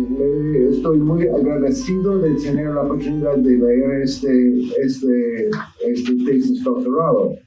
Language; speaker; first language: Spanish; non-native, learner; English